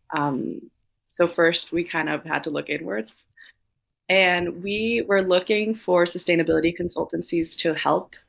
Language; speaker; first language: English; non-native, fluent; Danish